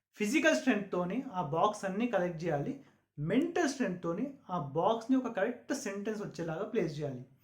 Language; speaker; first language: Telugu; non-native, local second language; Urdu